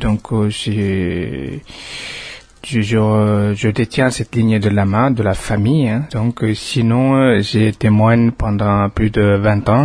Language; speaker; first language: French; non-native, fluent; Tibetan